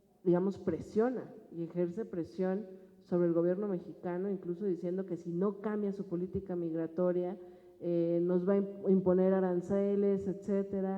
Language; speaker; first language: Spanish; native; Spanish